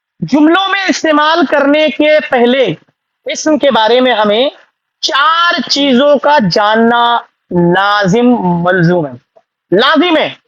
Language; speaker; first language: Urdu; native; Urdu